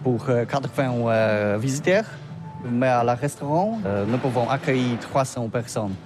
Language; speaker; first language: French; non-native, learner; Polish